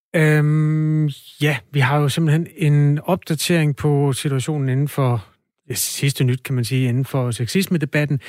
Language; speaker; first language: Danish; native; Danish